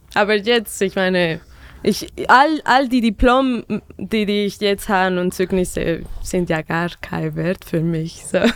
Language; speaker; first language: German; non-native, fluent; Spanish